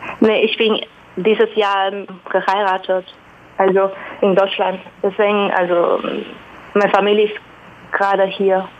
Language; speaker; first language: German; non-native, fluent; Chinese